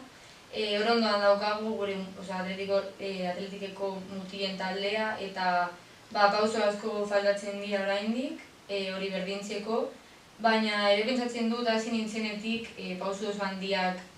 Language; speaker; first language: Basque; non-native, local second language; Spanish